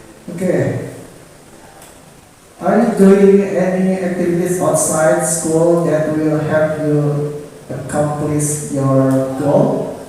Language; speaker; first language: English; non-native, learner; Indonesian